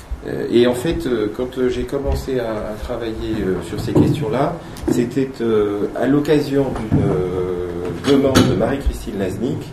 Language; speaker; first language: French; native; French